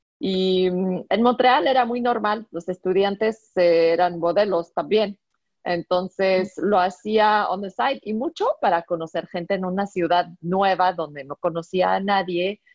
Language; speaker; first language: Spanish; non-native, fluent; French